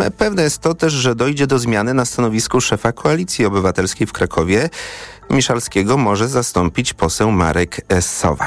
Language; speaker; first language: Polish; native; Polish